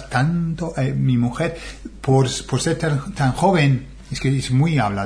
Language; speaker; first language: Spanish; non-native, fluent; English